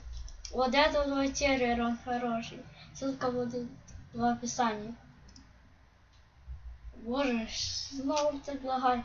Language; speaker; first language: Russian; non-native, local second language; Ukrainian